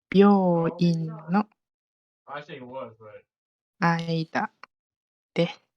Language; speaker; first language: Japanese; non-native, fluent; Malay